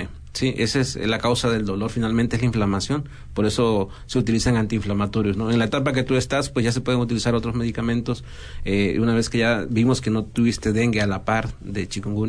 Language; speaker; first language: Spanish; native; Spanish